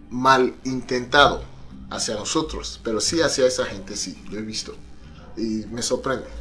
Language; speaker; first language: Spanish; non-native, fluent; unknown